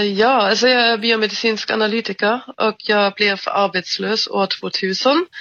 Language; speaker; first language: Swedish; non-native, fluent; German